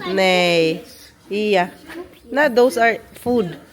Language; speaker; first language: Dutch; non-native, learner; Filipino